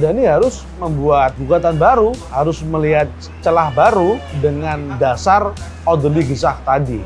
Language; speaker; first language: Indonesian; native; Indonesian